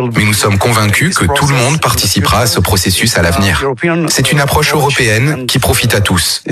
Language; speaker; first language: French; non-native, fluent; Romanian